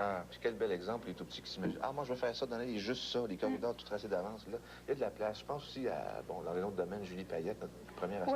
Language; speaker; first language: French; native; French